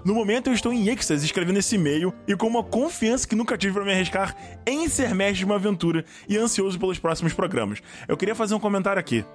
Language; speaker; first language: Portuguese; native; Portuguese